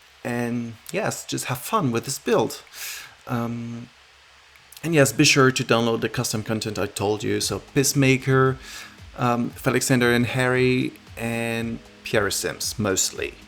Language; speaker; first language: English; non-native, fluent; French